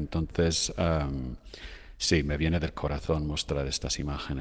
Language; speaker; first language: Spanish; non-native, fluent; English